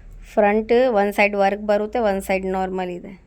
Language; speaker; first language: Kannada; non-native, local second language; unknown